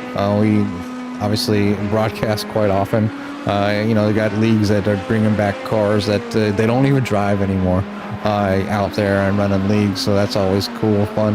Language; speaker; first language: English; native; English